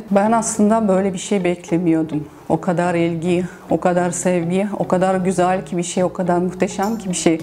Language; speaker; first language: Turkish; non-native, fluent; Russian